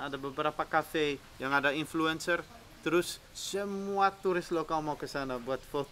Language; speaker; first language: Indonesian; non-native, fluent; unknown